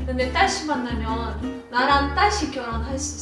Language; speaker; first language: Korean; non-native, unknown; Russian